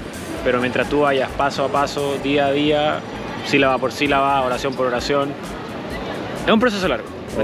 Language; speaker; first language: Spanish; native; Spanish